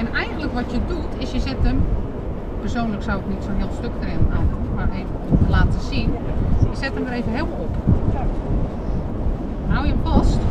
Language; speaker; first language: Dutch; native; Dutch